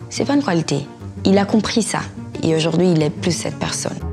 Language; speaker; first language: French; non-native, fluent; Portuguese